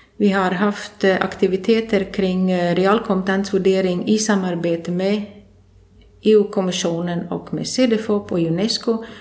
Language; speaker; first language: Swedish; non-native, fluent; Latvian